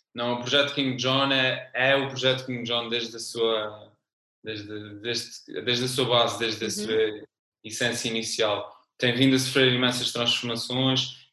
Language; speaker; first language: Portuguese; native; Portuguese